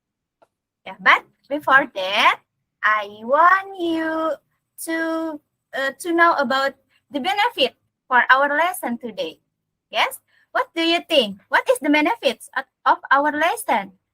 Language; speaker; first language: English; non-native, learner; Indonesian